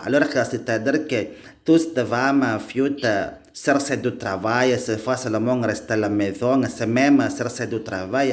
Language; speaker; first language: French; non-native, learner; Indonesian